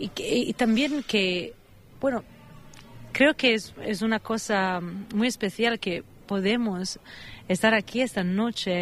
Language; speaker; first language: Spanish; non-native, fluent; Italian